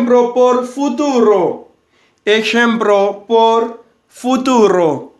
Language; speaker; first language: Spanish; non-native, fluent; Haitian Creole